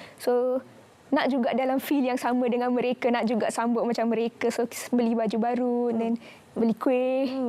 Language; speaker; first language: Malay; non-native, local second language; English